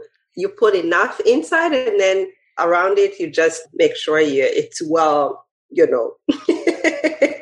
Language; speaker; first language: English; non-native, local second language; Kinyarwanda